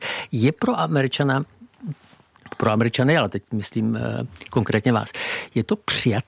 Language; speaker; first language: Czech; native; Czech